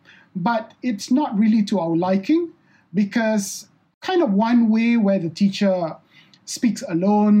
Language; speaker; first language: English; non-native, local second language; Malay